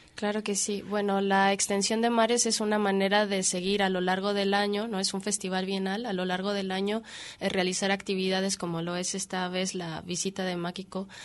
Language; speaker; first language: Spanish; native; Spanish